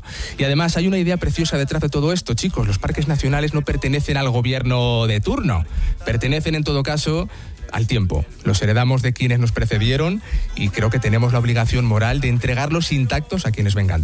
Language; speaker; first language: Spanish; native; Spanish